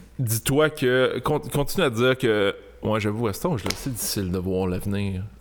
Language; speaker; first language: French; native; French